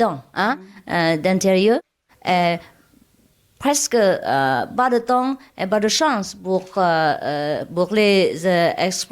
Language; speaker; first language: French; non-native, learner; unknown